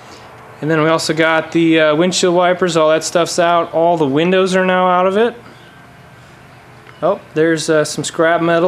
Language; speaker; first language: English; native; English